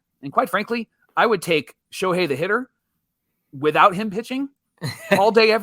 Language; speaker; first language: English; native; English